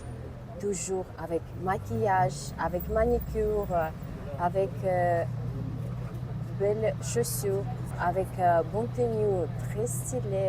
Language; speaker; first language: French; non-native, learner; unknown